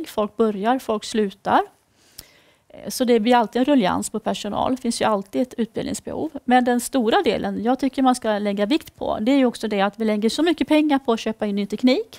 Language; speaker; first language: Swedish; native; Swedish